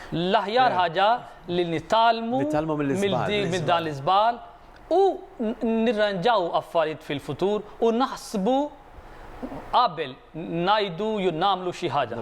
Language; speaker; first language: Maltese; non-native, fluent; Arabic